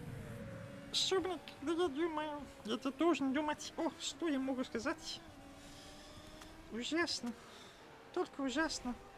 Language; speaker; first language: Russian; non-native, learner; English